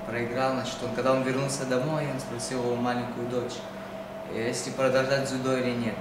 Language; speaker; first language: Russian; early bilingual, heritage; Hebrew